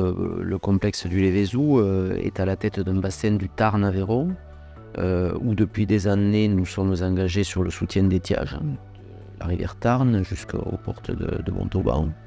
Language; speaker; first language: French; native; French